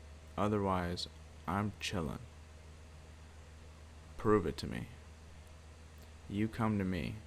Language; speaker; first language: English; native; English